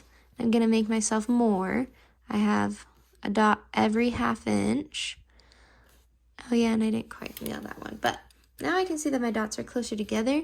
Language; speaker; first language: English; native; English